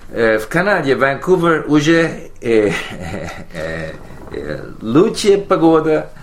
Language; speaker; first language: Russian; non-native, learner; English